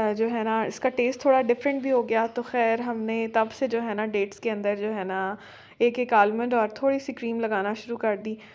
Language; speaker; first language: Urdu; native; Urdu